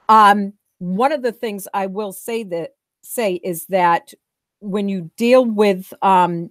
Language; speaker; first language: English; native; English